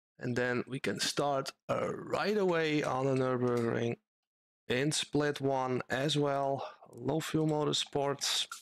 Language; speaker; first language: English; non-native, fluent; Dutch